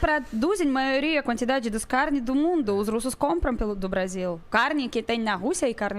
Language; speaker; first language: Portuguese; non-native, learner; Russian